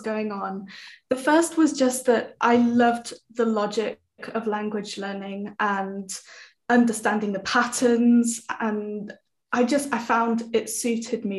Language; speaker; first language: English; native; English